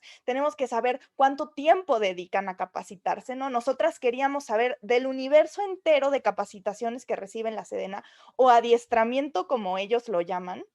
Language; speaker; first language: Spanish; native; Spanish